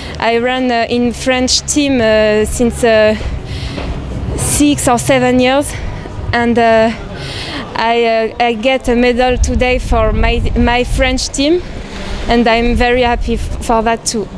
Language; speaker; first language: English; non-native, learner; French